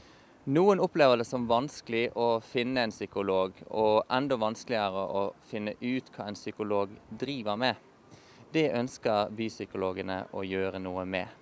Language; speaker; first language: Norwegian; native; Norwegian